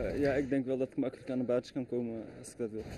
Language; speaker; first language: Dutch; native; Dutch